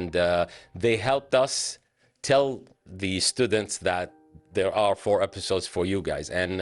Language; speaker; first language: English; non-native, fluent; Arabic